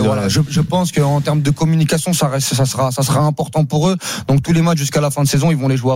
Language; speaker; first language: French; native; French